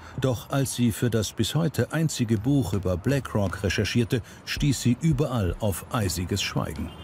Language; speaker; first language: German; native; German